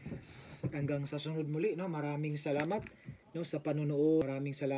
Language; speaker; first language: Filipino; native; Filipino